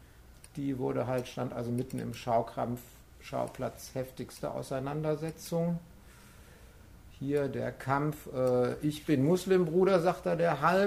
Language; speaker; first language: German; native; German